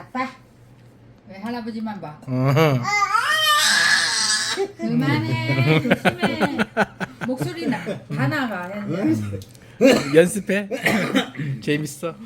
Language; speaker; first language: Korean; non-native, learner; Vietnamese